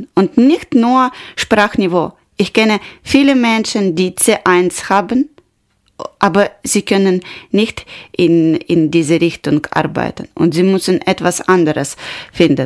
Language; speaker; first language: German; non-native, learner; Ukrainian